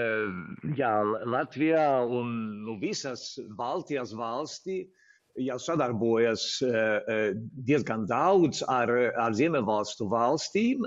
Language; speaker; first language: Latvian; non-native, fluent; Swedish